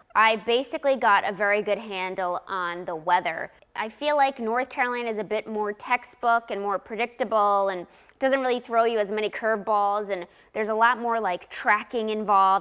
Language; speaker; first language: English; native; English